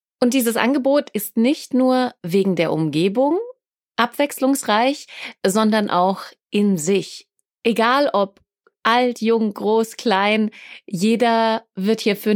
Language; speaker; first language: German; native; German